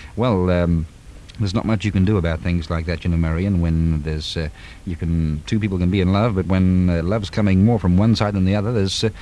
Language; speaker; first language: English; native; English